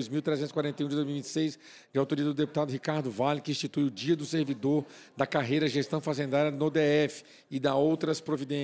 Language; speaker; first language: Portuguese; native; Portuguese